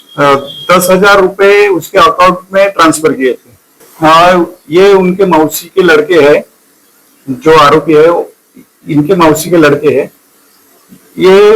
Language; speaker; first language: Hindi; non-native, local second language; Marathi